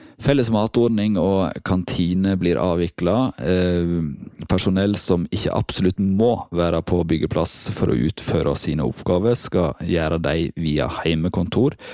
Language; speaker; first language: Norwegian; native; Norwegian